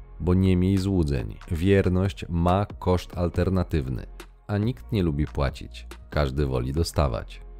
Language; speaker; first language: Polish; native; Polish